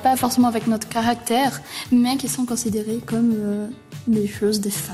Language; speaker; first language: French; early bilingual, other home language; Portuguese